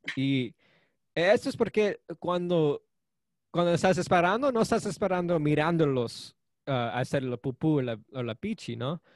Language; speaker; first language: Spanish; early bilingual, heritage; Spanish